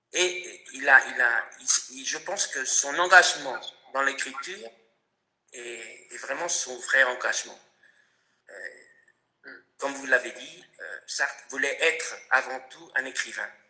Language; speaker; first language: French; non-native, fluent; Spanish